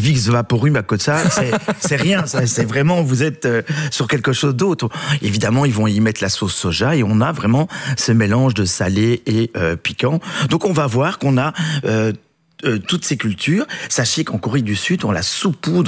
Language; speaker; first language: French; native; French